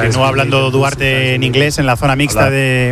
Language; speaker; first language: Spanish; native; Spanish